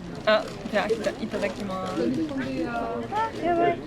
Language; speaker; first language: Japanese; non-native, learner; French